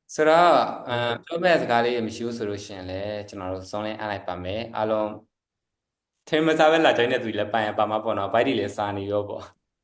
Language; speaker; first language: Burmese; native; Burmese